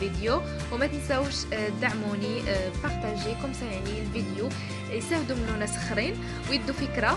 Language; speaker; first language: Arabic; native; Arabic